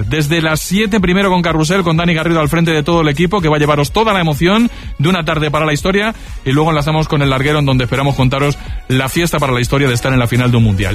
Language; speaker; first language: Spanish; native; Spanish